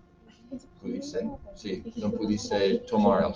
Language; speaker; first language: Spanish; non-native, fluent; English